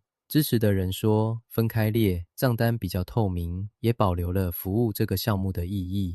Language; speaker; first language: Chinese; native; Chinese